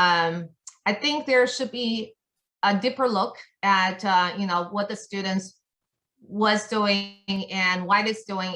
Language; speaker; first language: English; non-native, fluent; Chinese